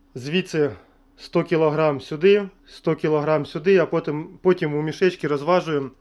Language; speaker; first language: Ukrainian; native; Ukrainian